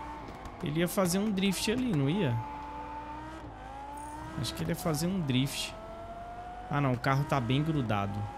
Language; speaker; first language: Portuguese; native; Portuguese